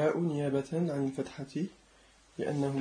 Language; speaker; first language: Arabic; non-native, learner; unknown